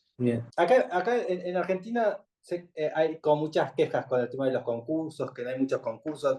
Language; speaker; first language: Spanish; native; Spanish